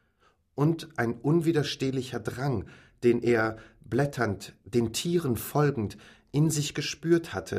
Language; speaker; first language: German; native; German